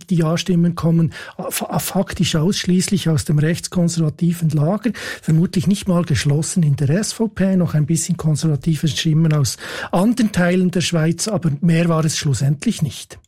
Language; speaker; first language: German; native; German